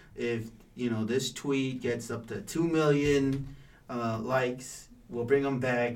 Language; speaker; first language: English; early bilingual, other home language; Spanish